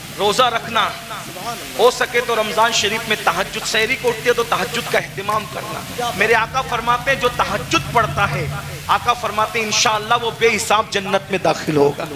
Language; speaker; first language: Urdu; native; Urdu